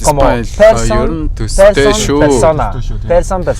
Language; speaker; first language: Spanish; early bilingual, other home language; Mongolian